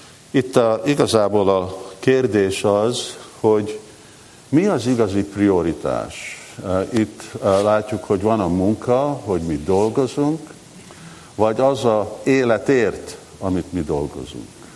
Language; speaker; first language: Hungarian; early bilingual, heritage; Hungarian